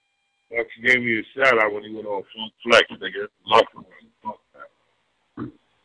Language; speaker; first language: English; native; English